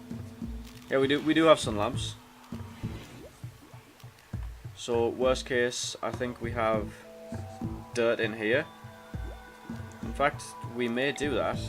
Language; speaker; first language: English; native; English